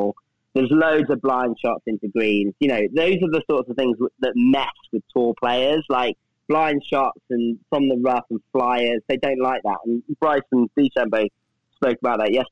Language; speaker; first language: English; native; English